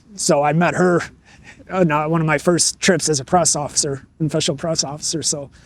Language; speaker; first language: English; native; English